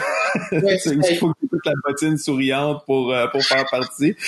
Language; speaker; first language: French; native; French